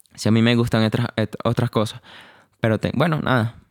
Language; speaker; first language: Spanish; native; Spanish